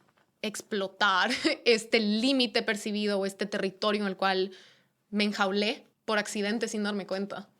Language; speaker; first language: Spanish; native; Spanish